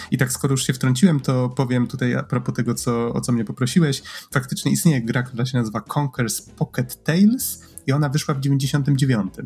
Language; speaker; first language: Polish; native; Polish